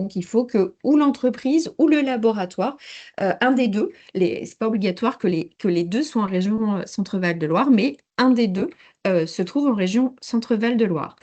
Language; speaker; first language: French; native; French